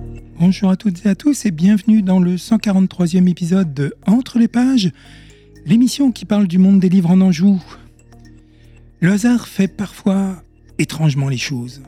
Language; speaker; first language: French; native; French